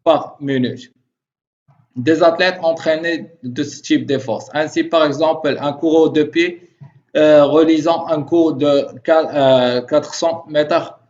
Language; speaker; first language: French; non-native, local second language; Arabic